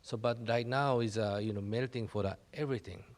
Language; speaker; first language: English; non-native, learner; Japanese